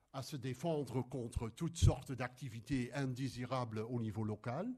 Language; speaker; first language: French; non-native, fluent; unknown